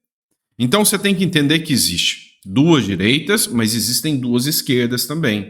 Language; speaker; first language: Portuguese; native; Portuguese